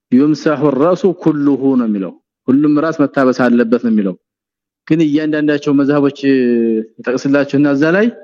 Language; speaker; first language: Amharic; native; Amharic